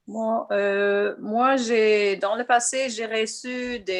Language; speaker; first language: French; non-native, local second language; English